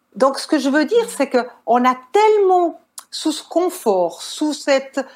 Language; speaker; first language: French; native; French